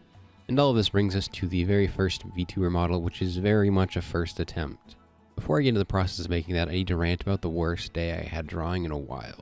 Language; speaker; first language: English; native; English